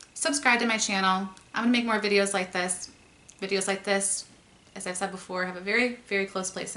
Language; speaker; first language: English; native; English